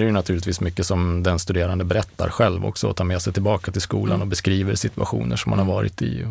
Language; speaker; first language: Swedish; native; Swedish